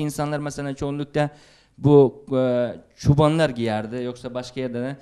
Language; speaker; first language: Turkish; non-native, fluent; Uzbek